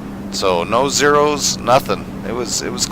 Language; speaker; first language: English; native; English